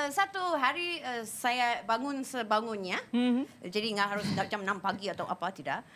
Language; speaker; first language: Indonesian; non-native, fluent; English